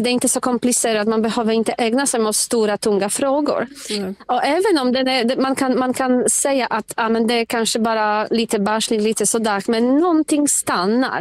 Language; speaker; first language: Swedish; non-native, fluent; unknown